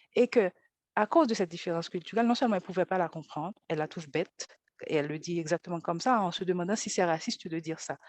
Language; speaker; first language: French; non-native, local second language; Haitian Creole